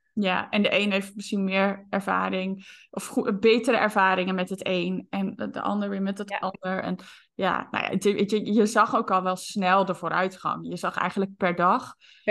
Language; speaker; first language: Dutch; native; Dutch